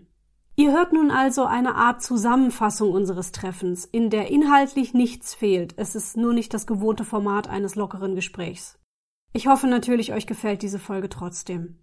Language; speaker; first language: German; native; German